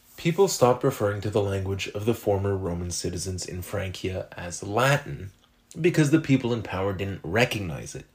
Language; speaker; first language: English; non-native, fluent; French